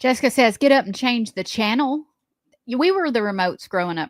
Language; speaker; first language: English; native; English